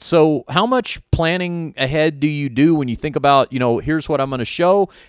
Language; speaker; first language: English; native; English